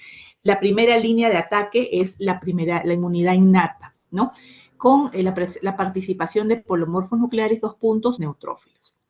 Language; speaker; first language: Spanish; native; Spanish